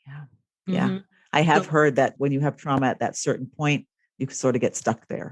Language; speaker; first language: English; native; English